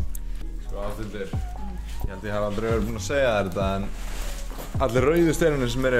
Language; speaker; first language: Icelandic; native; Icelandic